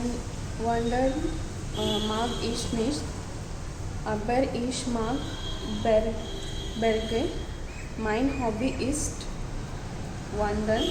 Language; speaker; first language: German; non-native, learner; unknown